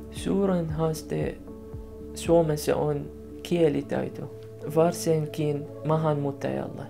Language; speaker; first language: Finnish; non-native, fluent; Arabic